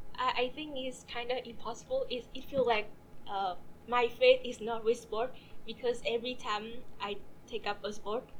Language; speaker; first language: English; non-native, fluent; Vietnamese